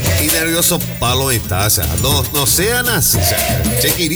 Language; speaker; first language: Spanish; native; Spanish